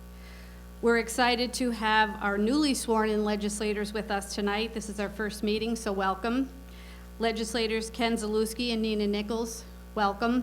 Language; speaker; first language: English; native; English